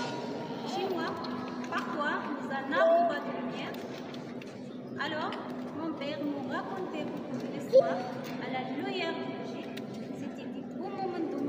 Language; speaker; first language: French; non-native, learner; Arabic